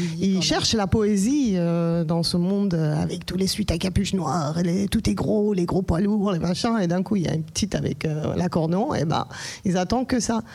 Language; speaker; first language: French; non-native, fluent; Persian